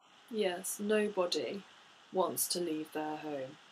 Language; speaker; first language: English; native; English